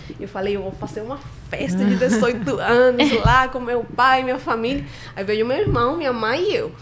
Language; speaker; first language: Portuguese; non-native, fluent; Spanish